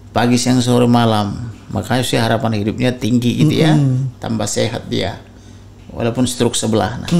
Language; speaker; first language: Indonesian; non-native, local second language; Batak Toba